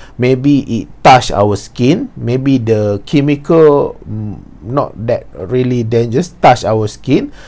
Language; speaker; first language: English; non-native, local second language; Malay